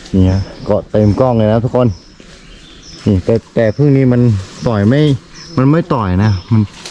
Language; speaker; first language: Thai; non-native, local second language; Karen languages